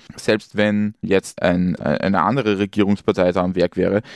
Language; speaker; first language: German; native; German